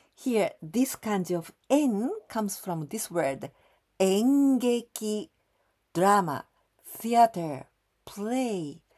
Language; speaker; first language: English; non-native, fluent; Japanese